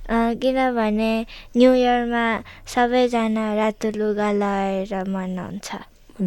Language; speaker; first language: Nepali; early bilingual, other home language; Chinese